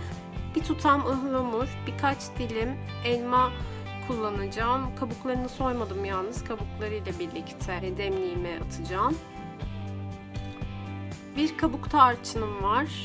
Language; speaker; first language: Turkish; native; Turkish